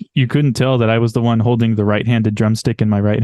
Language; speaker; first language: English; native; English